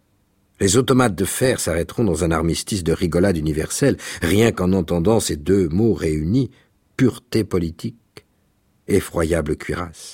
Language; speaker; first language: French; native; French